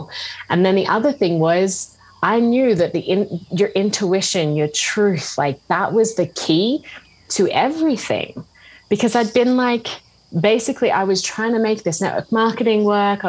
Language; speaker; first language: English; native; English